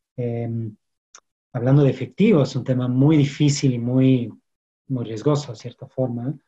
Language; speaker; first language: Spanish; non-native, fluent; French